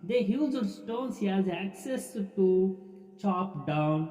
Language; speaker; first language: English; non-native, local second language; Kannada